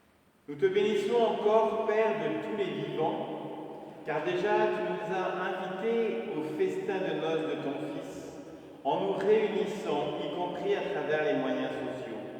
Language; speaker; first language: French; native; French